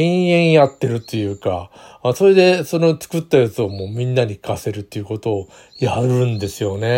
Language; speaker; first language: Japanese; native; Japanese